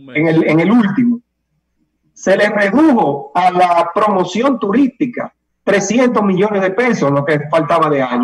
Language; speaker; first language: Spanish; native; Spanish